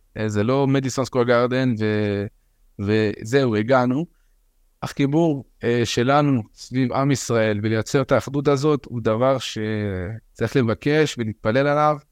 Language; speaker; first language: Hebrew; early bilingual, other home language; French